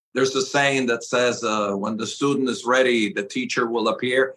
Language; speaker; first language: English; early bilingual, other home language; Spanish